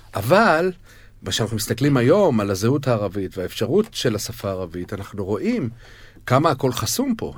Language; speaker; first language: Hebrew; native; Hebrew